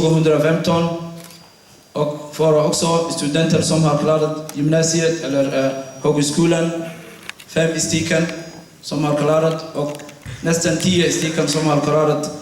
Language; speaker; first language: Swedish; non-native, fluent; Somali